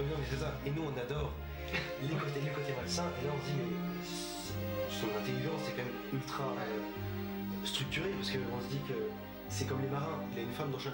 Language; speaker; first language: French; native; French